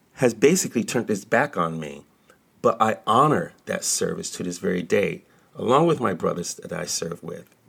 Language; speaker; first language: English; native; English